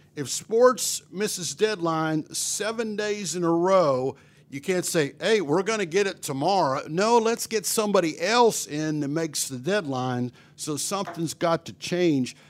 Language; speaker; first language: English; native; English